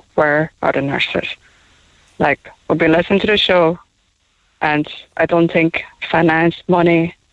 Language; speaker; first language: English; non-native, fluent; Chinese